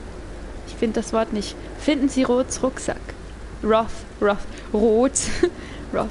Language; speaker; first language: German; native; German